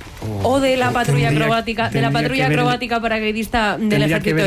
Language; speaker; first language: Spanish; native; Spanish